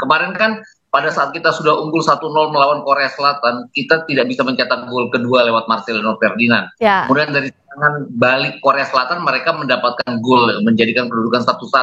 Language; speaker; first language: Indonesian; native; Indonesian